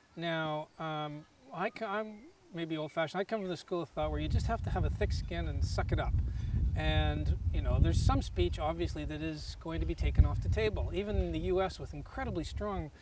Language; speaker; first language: English; native; English